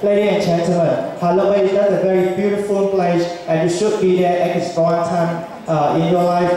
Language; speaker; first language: English; non-native, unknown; Vietnamese